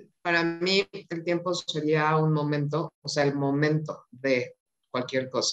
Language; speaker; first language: Spanish; native; Spanish